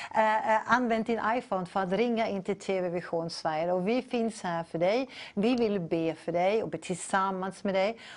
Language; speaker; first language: Swedish; non-native, fluent; English